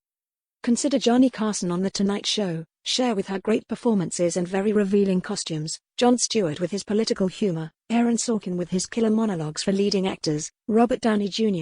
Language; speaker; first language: English; native; English